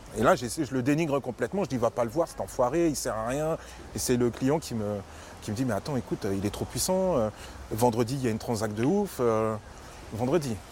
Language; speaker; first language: French; native; French